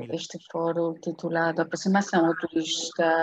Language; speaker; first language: Spanish; non-native, fluent; Portuguese